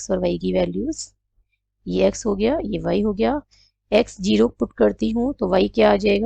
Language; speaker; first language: Hindi; native; Hindi